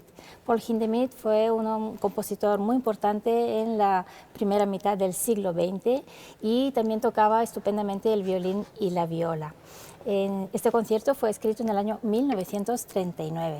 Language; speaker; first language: Spanish; native; Spanish